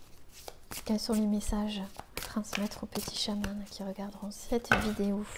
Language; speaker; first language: French; native; French